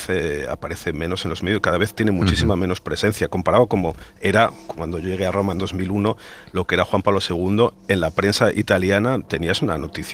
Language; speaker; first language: Spanish; native; Spanish